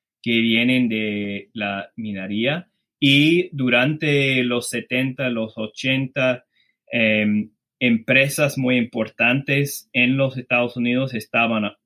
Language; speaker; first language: Spanish; non-native, fluent; English